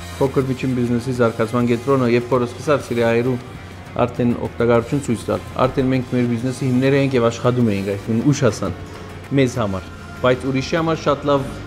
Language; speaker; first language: Armenian; early bilingual, heritage; Armenian